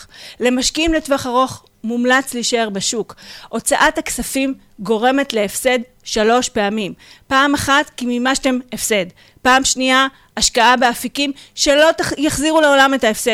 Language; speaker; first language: Hebrew; native; Hebrew